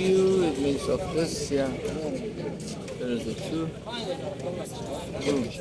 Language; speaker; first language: English; non-native, learner; Persian